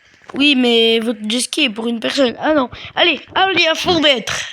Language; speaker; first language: French; native; French